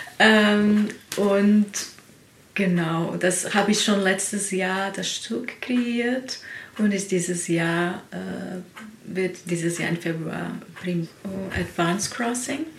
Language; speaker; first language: German; non-native, learner; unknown